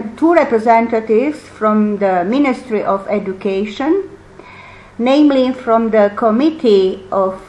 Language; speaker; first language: English; non-native, fluent; Romanian